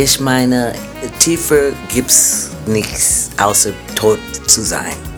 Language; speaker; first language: German; non-native, fluent; English